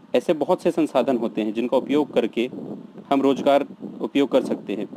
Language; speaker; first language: Hindi; native; Hindi